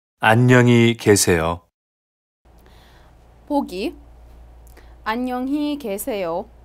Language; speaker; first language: Korean; non-native, fluent; Arabic